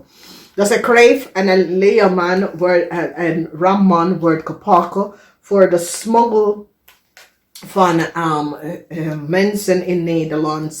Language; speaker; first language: Dutch; non-native, fluent; English